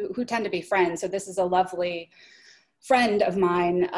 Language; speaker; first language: English; native; English